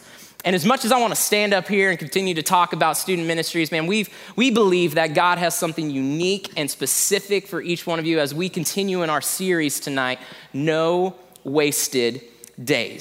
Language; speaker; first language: English; native; English